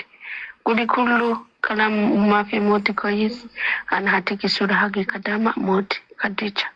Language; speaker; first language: Arabic; non-native, learner; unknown